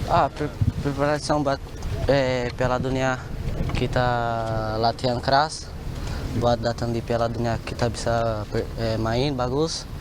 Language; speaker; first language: Indonesian; non-native, learner; Portuguese